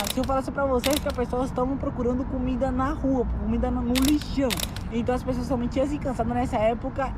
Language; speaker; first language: Portuguese; non-native, fluent; Spanish